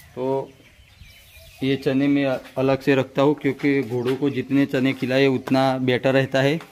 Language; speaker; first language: Hindi; non-native, local second language; Gujarati